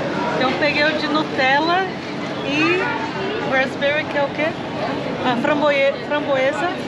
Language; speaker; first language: Portuguese; non-native, learner; Spanish